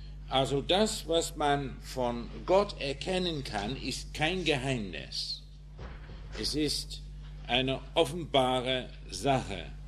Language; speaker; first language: German; non-native, fluent; English